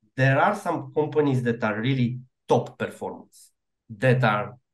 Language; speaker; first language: English; non-native, fluent; Romanian